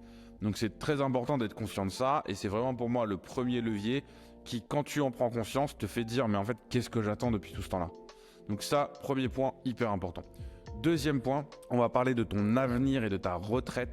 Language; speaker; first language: French; native; French